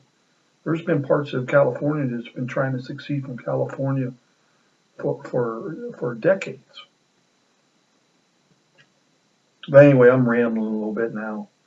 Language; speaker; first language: English; native; English